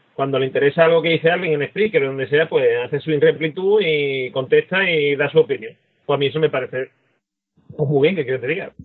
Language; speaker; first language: Spanish; native; Spanish